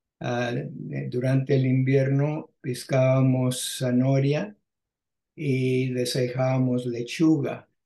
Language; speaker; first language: Spanish; early bilingual, heritage; Spanish